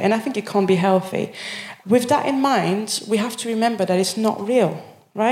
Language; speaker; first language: English; non-native, fluent; French